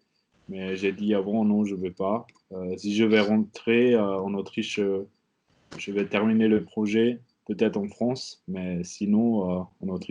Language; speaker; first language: French; non-native, learner; German